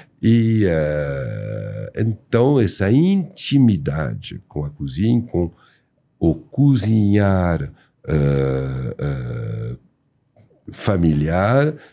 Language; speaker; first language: Portuguese; non-native, fluent; French